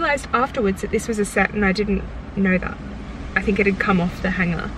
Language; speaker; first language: English; native; English